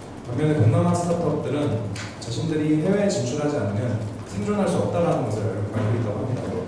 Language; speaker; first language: Korean; native; Korean